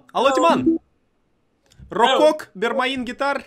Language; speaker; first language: Indonesian; non-native, learner; Russian